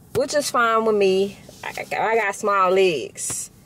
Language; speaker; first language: English; native; English